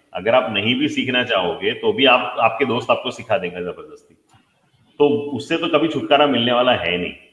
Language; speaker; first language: Hindi; non-native, local second language; Gujarati